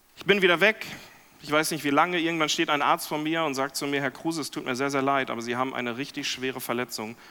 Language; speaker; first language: German; native; German